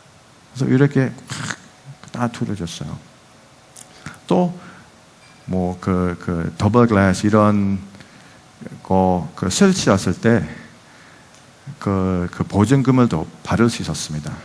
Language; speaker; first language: Korean; non-native, fluent; Dutch